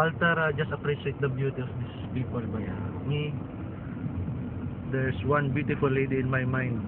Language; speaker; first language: English; non-native, local second language; Filipino